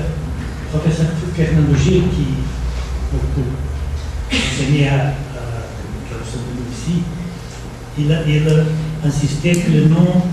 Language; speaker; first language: French; non-native, fluent; Portuguese